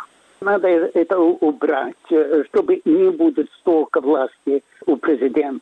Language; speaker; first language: Russian; non-native, fluent; Swedish